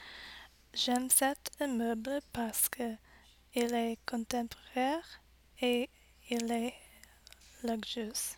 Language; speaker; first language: French; non-native, learner; English